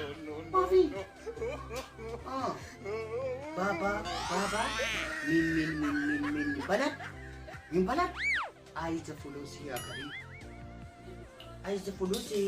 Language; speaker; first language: Arabic; non-native, learner; Oromo